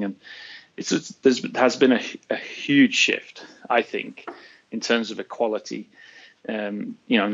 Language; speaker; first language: English; native; English